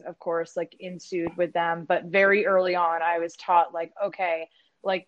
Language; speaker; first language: English; native; English